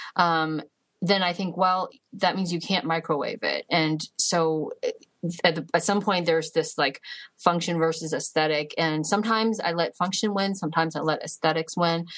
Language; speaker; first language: English; early bilingual, other home language; Chinese